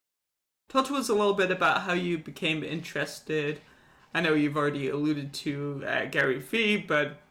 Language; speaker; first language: English; native; English